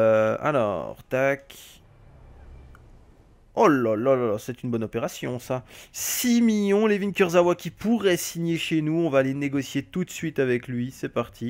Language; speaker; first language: French; native; French